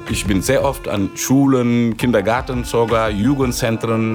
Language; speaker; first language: German; non-native, fluent; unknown